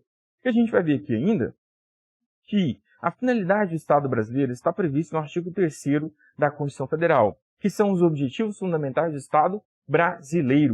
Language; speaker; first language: Portuguese; native; Portuguese